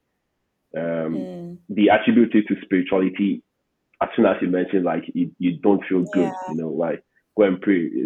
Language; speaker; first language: English; non-native, local second language; Akan